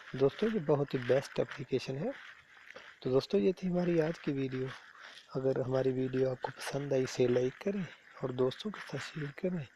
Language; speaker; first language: Urdu; non-native, local second language; Punjabi